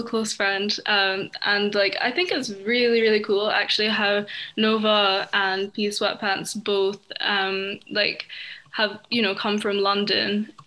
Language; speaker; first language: English; native; English